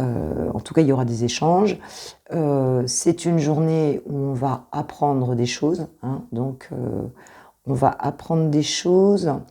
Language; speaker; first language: French; native; French